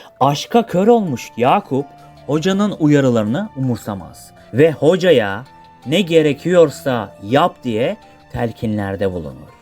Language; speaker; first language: Turkish; native; Turkish